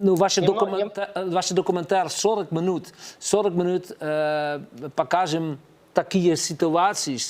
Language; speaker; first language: Russian; non-native, learner; Dutch